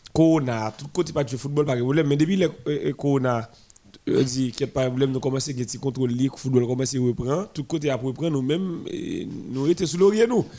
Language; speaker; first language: French; non-native, local second language; Haitian Creole